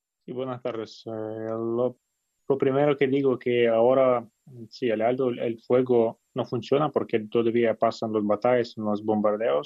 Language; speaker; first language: Spanish; non-native, fluent; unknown